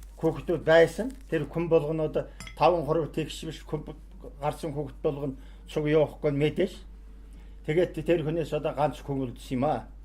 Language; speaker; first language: Mongolian; non-native, local second language; Kazakh